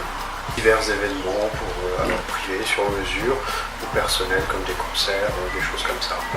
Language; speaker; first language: French; native; French